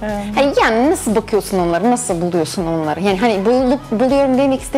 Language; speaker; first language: Turkish; non-native, fluent; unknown